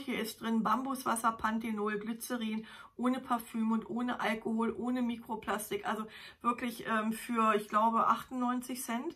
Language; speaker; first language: German; native; German